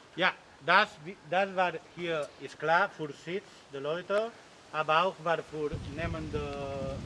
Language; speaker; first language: German; non-native, learner; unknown